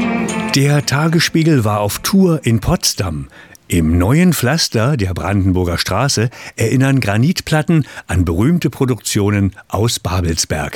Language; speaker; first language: German; native; German